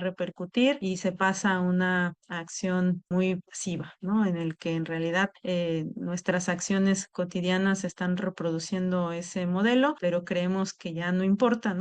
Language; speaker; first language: Spanish; native; Spanish